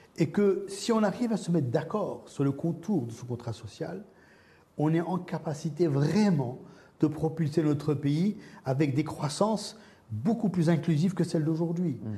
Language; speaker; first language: French; early bilingual, other home language; Arabic